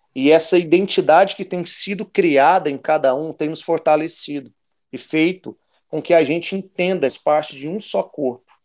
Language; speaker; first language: Portuguese; native; Portuguese